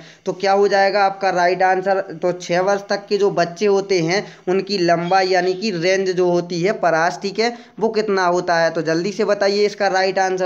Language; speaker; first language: Hindi; native; Hindi